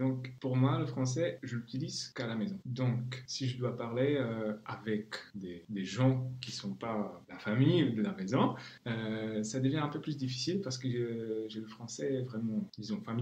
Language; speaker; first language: French; non-native, fluent; Czech